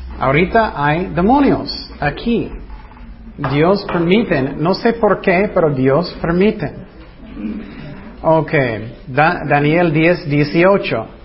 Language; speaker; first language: Spanish; non-native, fluent; English